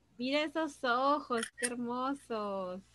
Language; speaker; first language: Spanish; native; Spanish